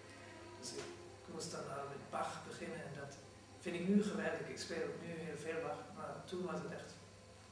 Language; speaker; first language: Dutch; non-native, fluent; German